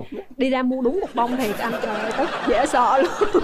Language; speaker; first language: Vietnamese; native; Vietnamese